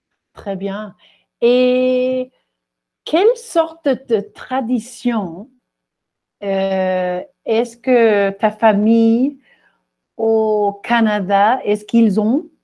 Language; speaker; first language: French; non-native, fluent; Spanish